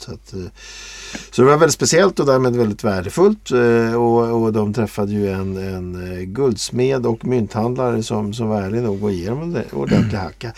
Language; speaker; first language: Swedish; native; Swedish